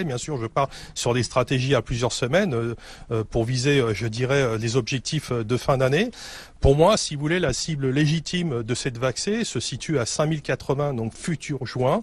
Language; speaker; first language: French; native; French